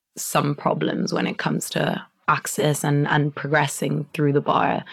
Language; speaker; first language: English; non-native, fluent; Italian